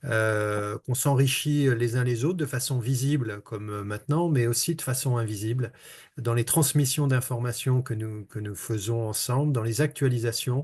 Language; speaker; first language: French; native; French